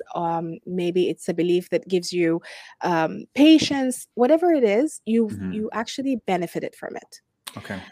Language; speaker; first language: English; non-native, fluent; Arabic